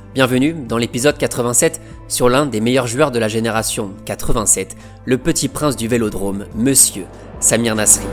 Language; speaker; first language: French; native; French